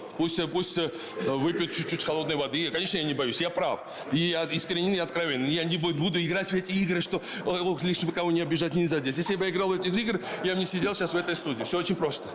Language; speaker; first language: Russian; non-native, local second language; Georgian